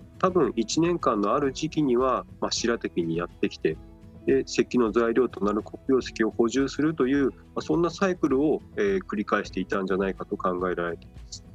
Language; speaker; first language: Japanese; native; Japanese